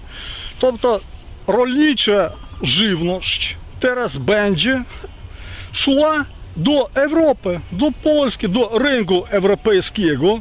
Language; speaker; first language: Polish; non-native, fluent; Ukrainian